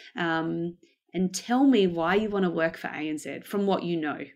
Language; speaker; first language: English; native; English